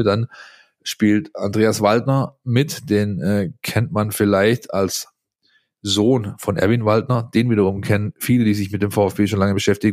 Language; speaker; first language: German; native; German